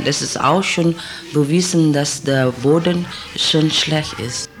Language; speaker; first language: German; non-native, learner; Indonesian